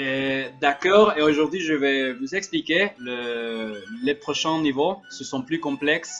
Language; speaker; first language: French; non-native, learner; Spanish